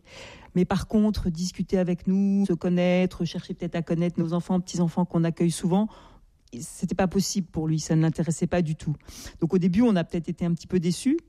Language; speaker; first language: French; native; French